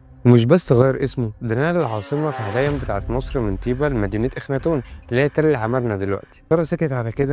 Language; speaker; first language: Arabic; native; Arabic